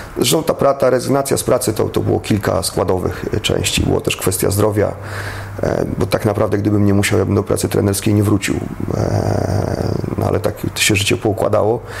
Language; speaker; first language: Polish; native; Polish